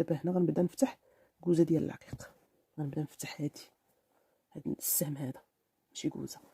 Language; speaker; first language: Arabic; native; Arabic